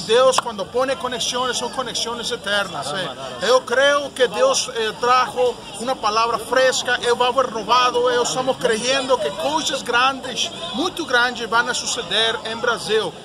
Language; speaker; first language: Portuguese; non-native, learner; Spanish